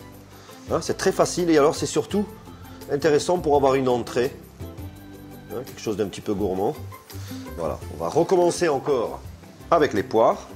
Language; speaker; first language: French; native; French